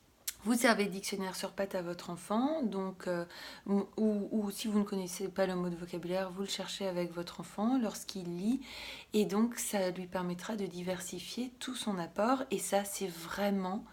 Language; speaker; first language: French; native; French